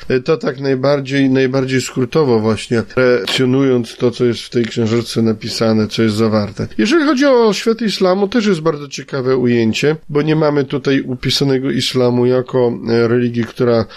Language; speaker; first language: Polish; native; Polish